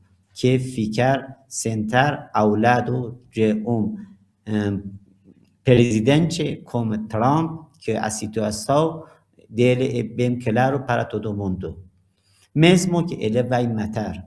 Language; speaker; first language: Portuguese; non-native, learner; Persian